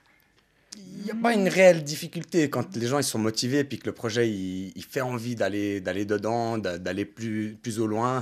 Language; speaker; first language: French; native; French